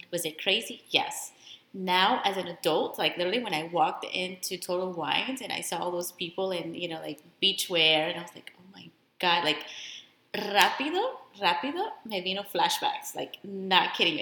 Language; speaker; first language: English; early bilingual, other home language; Spanish